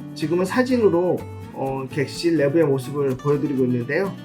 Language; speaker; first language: Korean; native; Korean